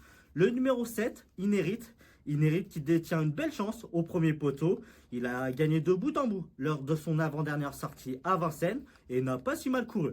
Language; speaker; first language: French; native; French